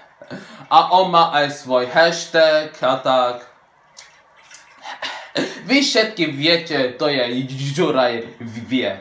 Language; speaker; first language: Slovak; early bilingual, heritage; Slovak